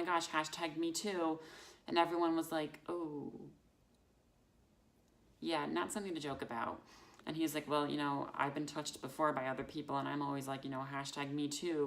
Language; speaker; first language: English; native; English